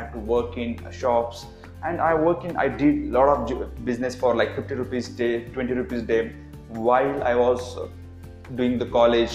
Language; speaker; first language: English; non-native, local second language; Marathi